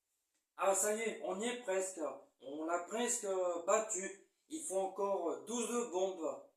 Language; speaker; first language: French; native; French